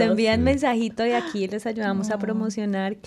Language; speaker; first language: Spanish; native; Spanish